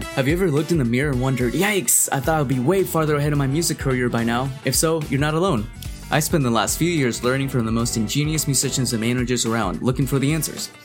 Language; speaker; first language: English; early bilingual, other home language; Spanish